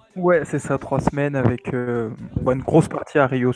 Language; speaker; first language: French; native; French